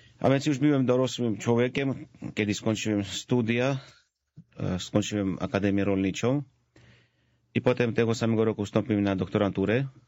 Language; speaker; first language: Polish; non-native, fluent; Georgian